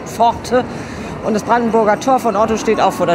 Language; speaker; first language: German; native; German